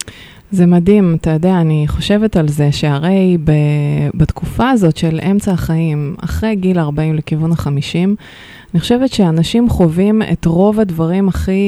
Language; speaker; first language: Hebrew; native; Hebrew